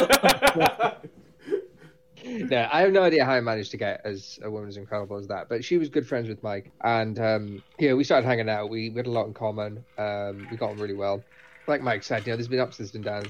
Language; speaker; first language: English; native; English